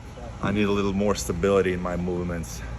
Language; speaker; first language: English; non-native, fluent; Ukrainian